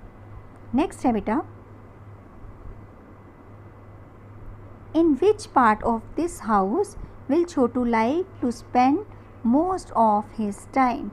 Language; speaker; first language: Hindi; native; Hindi